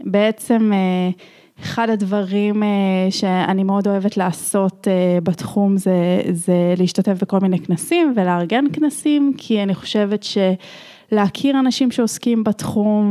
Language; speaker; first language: Hebrew; native; Hebrew